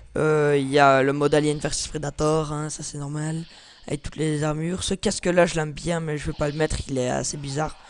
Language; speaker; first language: French; native; French